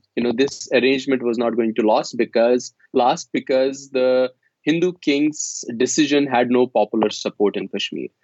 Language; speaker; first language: English; non-native, local second language; Kashmiri